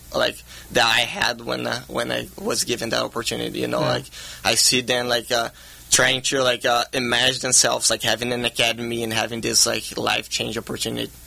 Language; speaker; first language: English; non-native, fluent; Portuguese